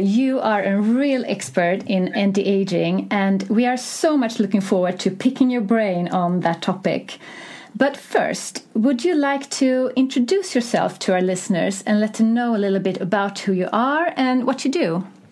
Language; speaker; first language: English; non-native, fluent; Swedish